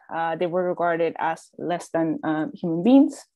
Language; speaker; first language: English; non-native, fluent; Spanish